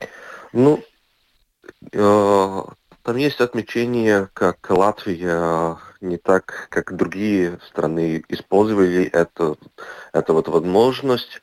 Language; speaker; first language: Russian; non-native, local second language; Latvian